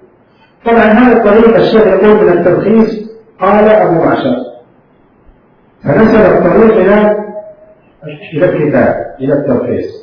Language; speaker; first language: Arabic; native; Arabic